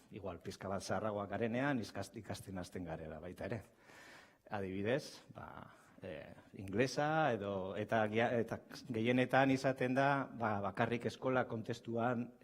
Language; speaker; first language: Basque; non-native, local second language; Spanish